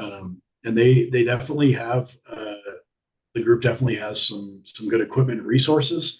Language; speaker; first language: English; native; English